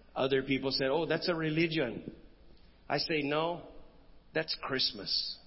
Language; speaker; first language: English; non-native, local second language; Filipino